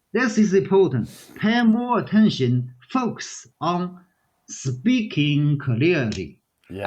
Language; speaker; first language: English; non-native, learner; Chinese